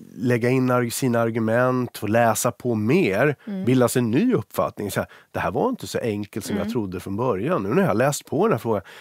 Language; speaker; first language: Swedish; native; Swedish